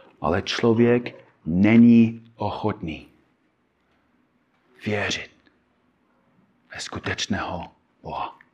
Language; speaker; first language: Czech; non-native, fluent; English